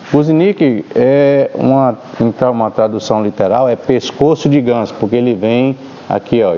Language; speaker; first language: Portuguese; native; Portuguese